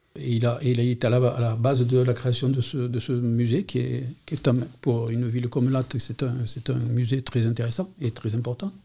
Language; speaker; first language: French; non-native, local second language; Catalan